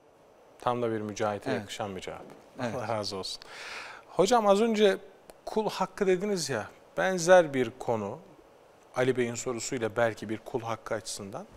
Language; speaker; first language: Turkish; native; Turkish